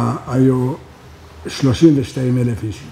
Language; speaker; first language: Hebrew; non-native, learner; French